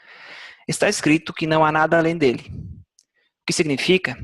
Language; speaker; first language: Portuguese; native; Portuguese